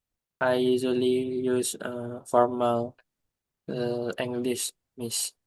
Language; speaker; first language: English; non-native, learner; Indonesian